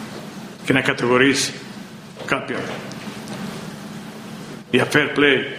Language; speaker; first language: Greek; non-native, fluent; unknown